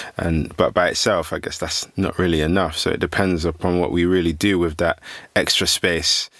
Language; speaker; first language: English; native; English